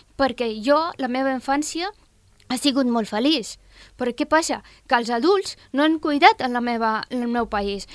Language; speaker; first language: Catalan; non-native, fluent; Persian